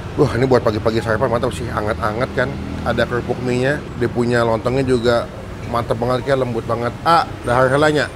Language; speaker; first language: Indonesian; native; Indonesian